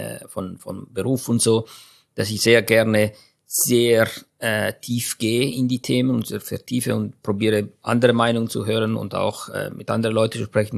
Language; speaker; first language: German; non-native, fluent; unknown